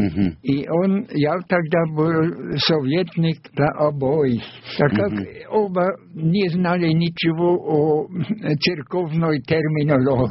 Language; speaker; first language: Russian; non-native, fluent; German